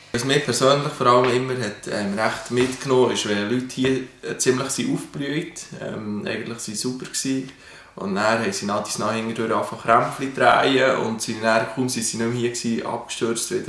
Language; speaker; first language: German; native; German